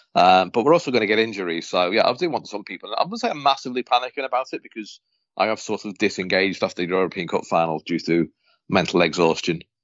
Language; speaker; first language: English; native; English